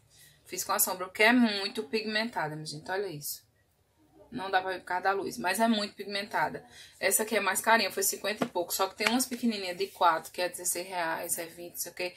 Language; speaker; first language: Portuguese; native; Portuguese